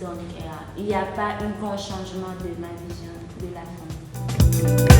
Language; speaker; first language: French; non-native, fluent; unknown